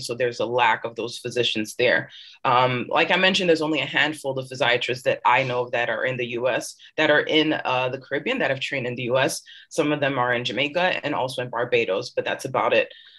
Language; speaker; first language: English; early bilingual, other home language; French